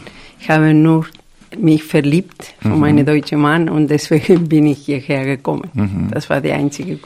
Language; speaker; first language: German; non-native, fluent; Spanish